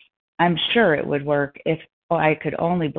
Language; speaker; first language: English; native; English